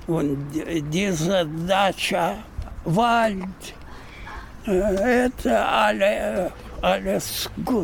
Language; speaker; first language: German; non-native, learner; Russian